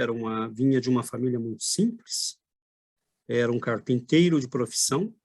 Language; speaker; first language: Portuguese; native; Portuguese